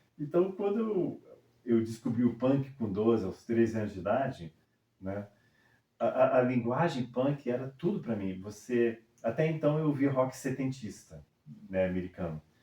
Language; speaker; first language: Portuguese; early bilingual, other home language; English